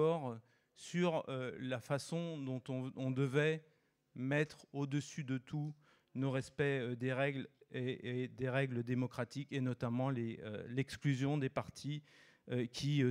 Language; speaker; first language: French; native; French